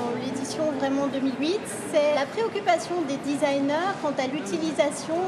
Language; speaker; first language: French; native; French